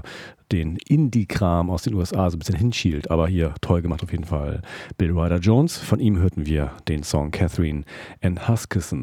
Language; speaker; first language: German; native; German